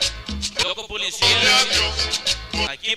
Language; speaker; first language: Spanish; native; Spanish